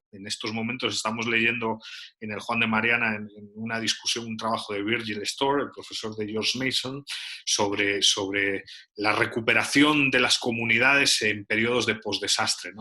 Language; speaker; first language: Spanish; native; Spanish